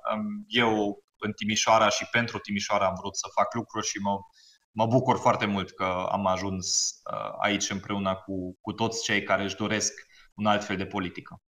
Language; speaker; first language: Romanian; non-native, fluent; German